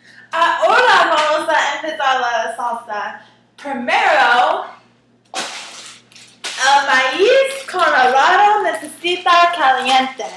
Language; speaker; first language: Spanish; non-native, learner; English